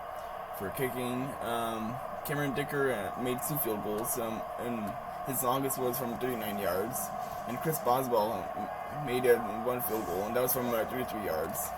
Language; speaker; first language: English; native; English